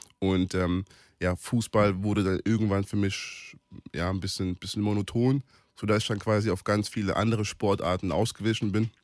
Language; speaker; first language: German; native; German